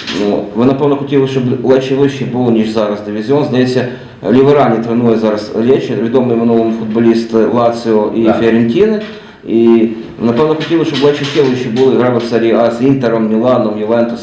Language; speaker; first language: Ukrainian; native; Ukrainian